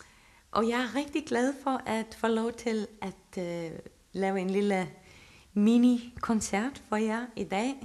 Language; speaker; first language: Danish; non-native, local second language; Faroese